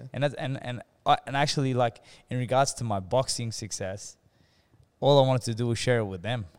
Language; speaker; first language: English; native; English